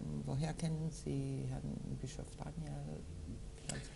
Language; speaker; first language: German; non-native, fluent; Georgian